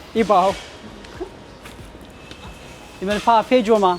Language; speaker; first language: Chinese; non-native, learner; Amharic